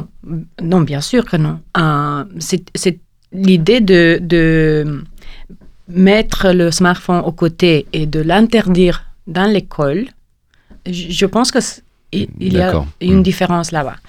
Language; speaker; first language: French; non-native, fluent; Romanian